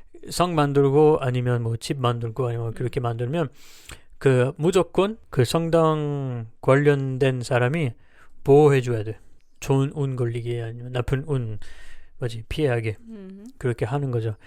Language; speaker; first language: Korean; non-native, learner; French